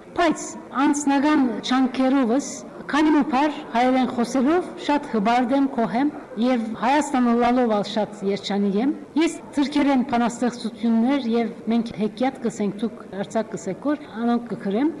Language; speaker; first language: Armenian; non-native, local second language; Turkish